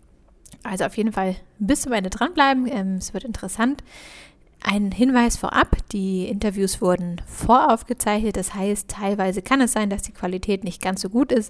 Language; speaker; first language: German; native; German